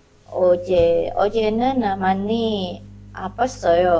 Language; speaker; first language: Korean; non-native, learner; Indonesian